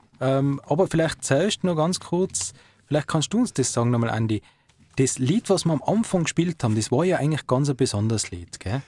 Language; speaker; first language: German; native; German